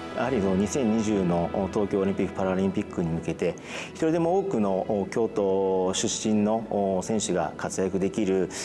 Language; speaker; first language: Japanese; native; Japanese